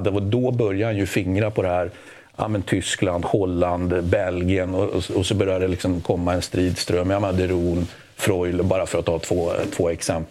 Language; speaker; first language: Swedish; native; Swedish